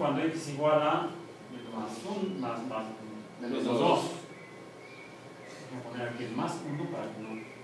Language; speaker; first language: Spanish; native; Spanish